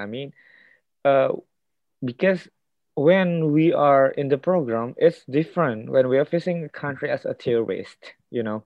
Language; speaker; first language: English; non-native, fluent; Indonesian